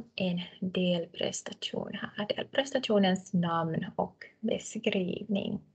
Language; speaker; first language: Swedish; native; Swedish